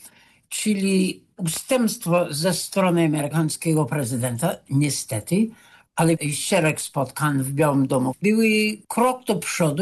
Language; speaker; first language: Polish; non-native, fluent; English